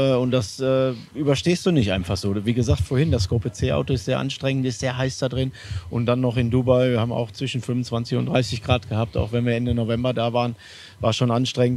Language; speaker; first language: German; native; German